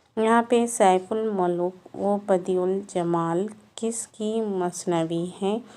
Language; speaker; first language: Urdu; native; Urdu